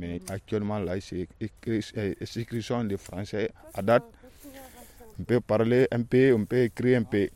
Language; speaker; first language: French; non-native, learner; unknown